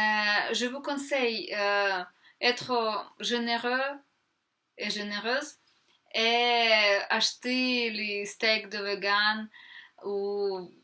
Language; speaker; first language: French; non-native, fluent; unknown